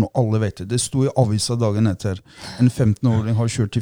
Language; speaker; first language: Norwegian; early bilingual, other home language; Persian